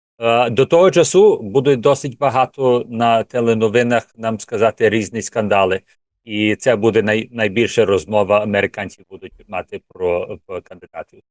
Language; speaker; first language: Ukrainian; early bilingual, heritage; English